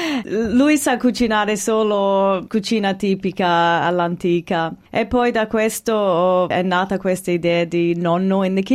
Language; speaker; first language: Italian; early bilingual, heritage; English